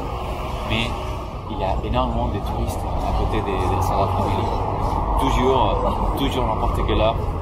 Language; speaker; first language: French; non-native, fluent; Spanish